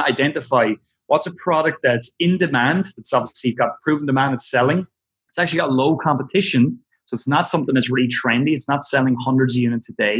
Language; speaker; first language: English; native; English